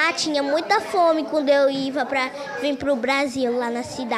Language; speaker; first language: Portuguese; early bilingual, other home language; Spanish